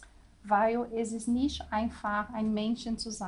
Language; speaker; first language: German; non-native, learner; Portuguese